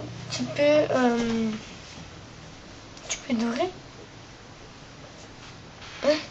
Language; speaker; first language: French; native; French